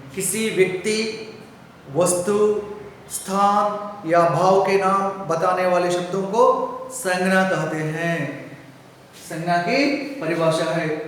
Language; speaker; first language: Hindi; non-native, local second language; Telugu